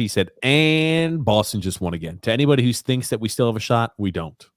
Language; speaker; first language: English; native; English